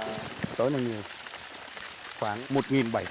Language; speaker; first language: Vietnamese; native; Vietnamese